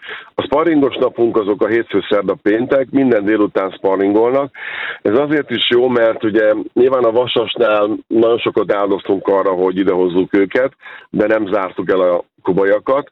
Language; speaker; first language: Hungarian; native; Hungarian